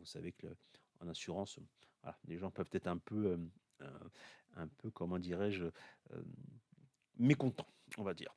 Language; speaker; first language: French; native; French